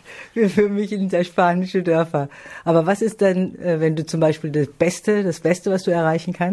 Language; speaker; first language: German; native; German